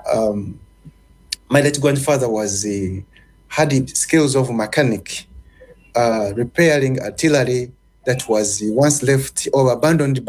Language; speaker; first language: English; non-native, local second language; Ganda